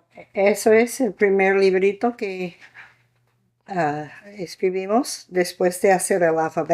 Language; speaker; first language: Spanish; non-native, fluent; English